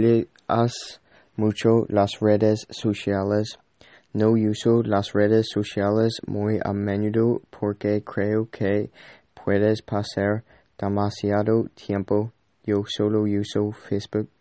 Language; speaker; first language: Spanish; non-native, learner; English